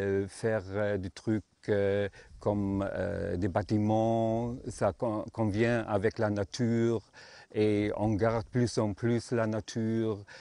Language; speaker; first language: French; non-native, learner; Arabic